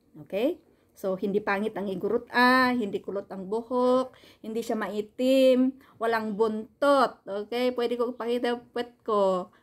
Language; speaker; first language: Filipino; non-native, local second language; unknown